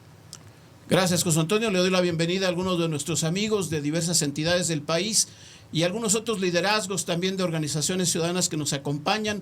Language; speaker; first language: Spanish; native; Spanish